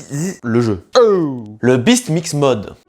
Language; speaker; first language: French; native; French